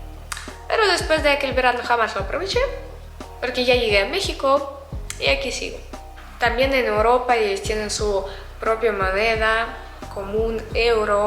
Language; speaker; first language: Spanish; non-native, fluent; Russian